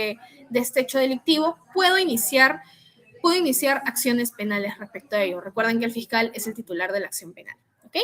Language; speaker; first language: Spanish; native; Spanish